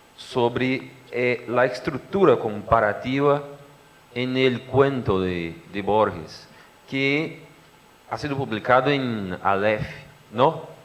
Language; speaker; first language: Spanish; non-native, fluent; Portuguese